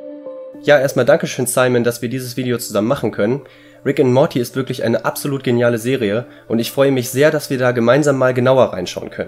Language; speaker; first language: German; native; German